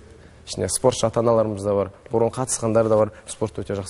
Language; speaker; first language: Kazakh; native; Kazakh